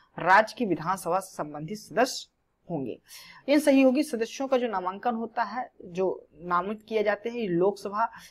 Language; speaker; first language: Hindi; native; Hindi